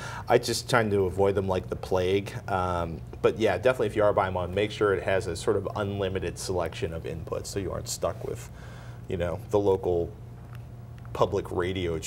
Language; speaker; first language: English; native; English